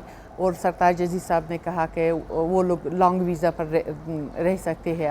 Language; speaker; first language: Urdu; non-native, fluent; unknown